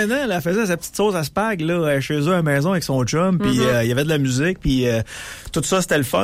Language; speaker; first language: French; native; French